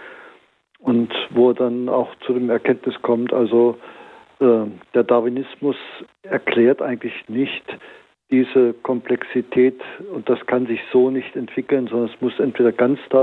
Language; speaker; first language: German; native; German